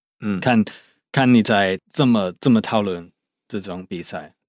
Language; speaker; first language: Chinese; non-native, fluent; English